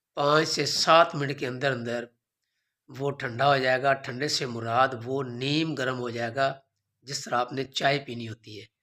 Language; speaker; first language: Urdu; non-native, local second language; Punjabi